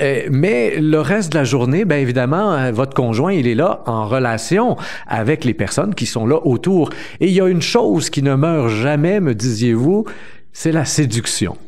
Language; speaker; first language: French; native; French